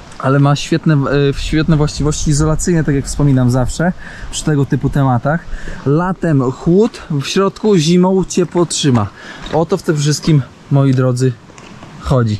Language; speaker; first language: Polish; native; Polish